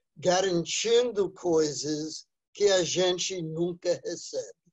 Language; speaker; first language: Portuguese; non-native, fluent; English